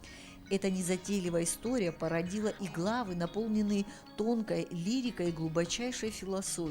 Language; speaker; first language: Russian; native; Russian